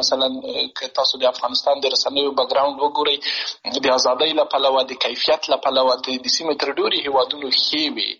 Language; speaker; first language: Pashto; native; Pashto